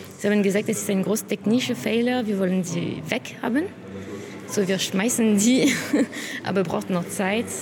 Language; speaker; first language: German; non-native, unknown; French